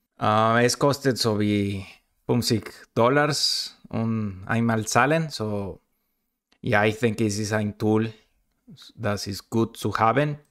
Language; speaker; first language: German; non-native, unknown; Spanish